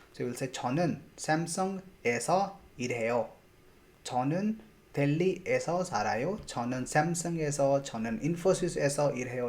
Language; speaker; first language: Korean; non-native, fluent; Hindi